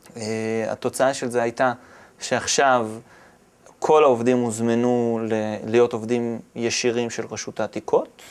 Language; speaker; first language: Hebrew; native; Hebrew